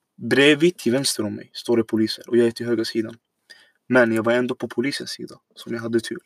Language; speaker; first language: Swedish; non-native, fluent; Arabic